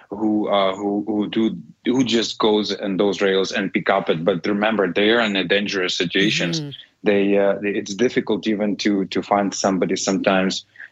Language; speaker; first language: English; non-native, fluent; Ukrainian